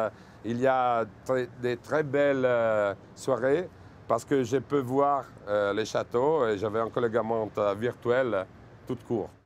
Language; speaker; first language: French; non-native, fluent; Italian